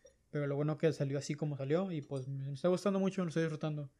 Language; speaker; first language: Spanish; native; Spanish